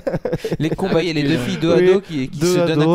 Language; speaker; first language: French; native; French